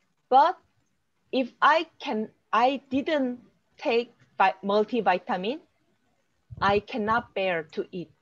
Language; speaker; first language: English; non-native, learner; Korean